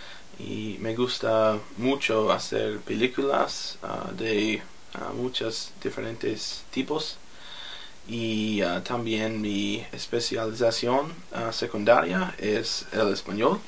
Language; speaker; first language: Spanish; non-native, learner; English